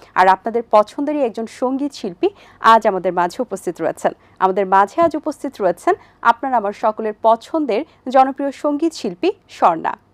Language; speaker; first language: Bangla; native; Bangla